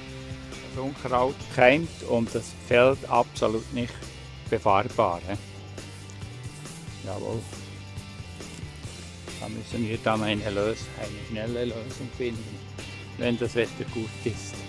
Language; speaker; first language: German; native; German